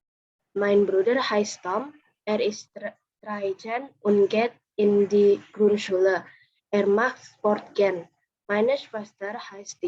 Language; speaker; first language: German; non-native, learner; Indonesian